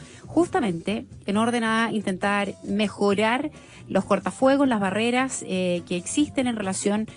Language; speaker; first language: Spanish; native; Spanish